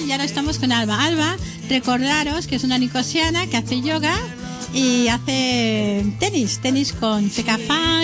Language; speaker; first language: Spanish; native; Spanish